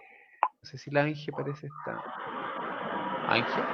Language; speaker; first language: Spanish; native; Spanish